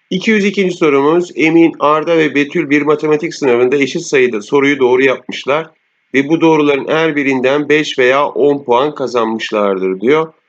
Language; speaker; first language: Turkish; native; Turkish